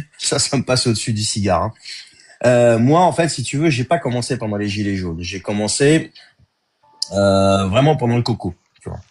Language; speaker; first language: French; early bilingual, other home language; Arabic